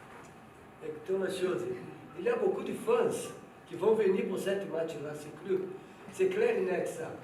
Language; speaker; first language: French; non-native, fluent; Portuguese